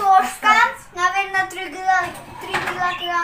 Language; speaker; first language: Russian; early bilingual, heritage; Russian